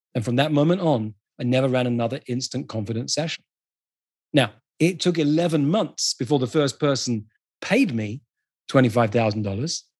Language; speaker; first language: English; native; English